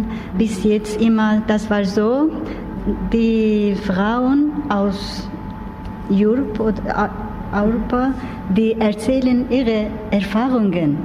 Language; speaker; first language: German; non-native, learner; Turkish